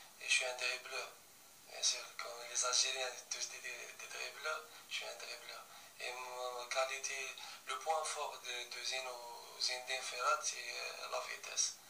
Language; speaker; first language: French; non-native, local second language; Arabic